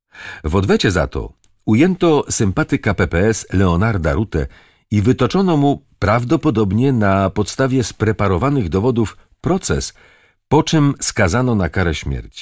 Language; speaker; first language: Polish; native; Polish